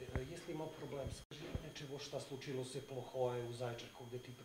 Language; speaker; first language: Bosnian; native; Bosnian